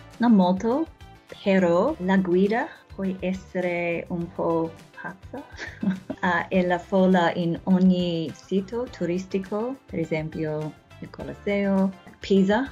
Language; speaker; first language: Italian; non-native, learner; English